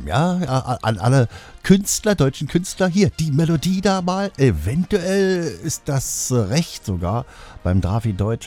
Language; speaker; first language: German; native; German